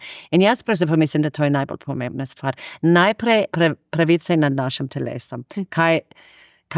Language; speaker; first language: Slovenian; non-native, fluent; English